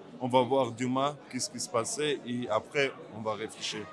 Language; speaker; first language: French; non-native, learner; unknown